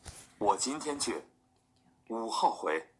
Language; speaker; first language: Chinese; non-native, learner; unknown